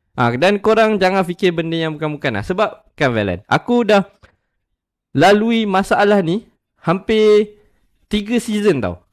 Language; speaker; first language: Malay; native; Malay